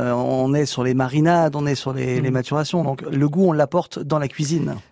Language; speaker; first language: French; native; French